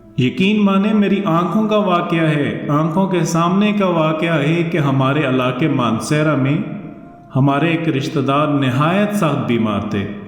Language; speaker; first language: Urdu; non-native, local second language; Northern Hindko